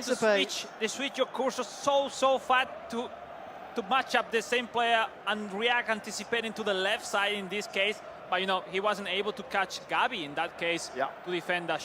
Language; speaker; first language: English; non-native, fluent; Spanish